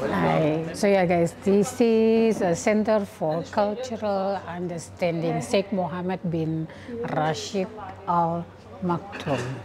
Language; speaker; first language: English; non-native, learner; Indonesian